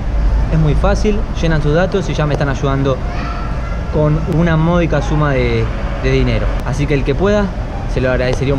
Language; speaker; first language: Spanish; native; Spanish